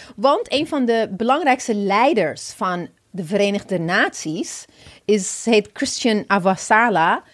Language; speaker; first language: Dutch; non-native, fluent; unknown